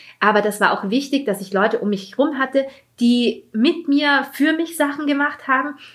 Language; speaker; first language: German; early bilingual, other home language; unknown